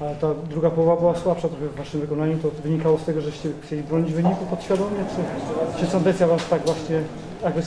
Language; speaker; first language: Polish; native; Polish